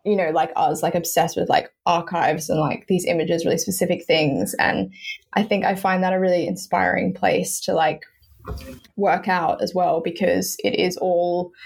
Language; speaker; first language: English; native; English